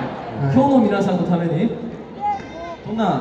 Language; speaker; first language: Japanese; non-native, learner; Korean